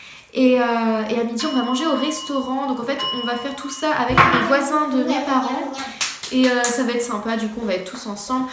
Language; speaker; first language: French; native; French